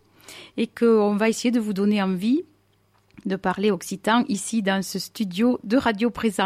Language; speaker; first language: French; native; French